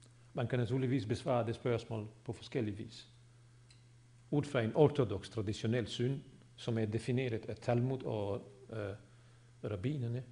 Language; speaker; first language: Swedish; non-native, fluent; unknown